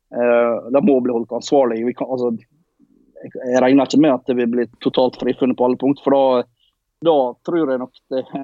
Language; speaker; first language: Norwegian; native; Norwegian